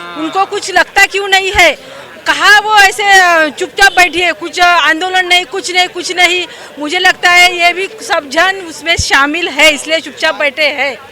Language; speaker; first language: Hindi; non-native, local second language; Marathi